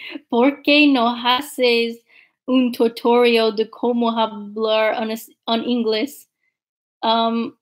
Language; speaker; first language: Spanish; non-native, learner; English